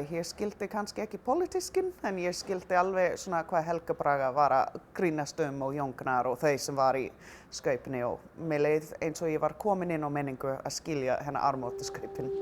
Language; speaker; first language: Icelandic; non-native, fluent; English